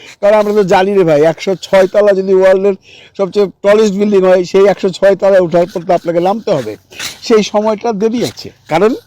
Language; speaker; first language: Bangla; native; Bangla